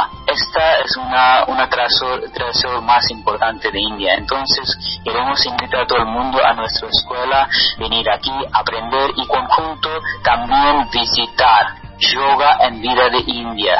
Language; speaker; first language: Spanish; non-native, learner; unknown